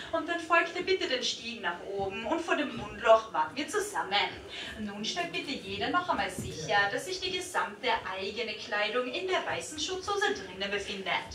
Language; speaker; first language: German; native; German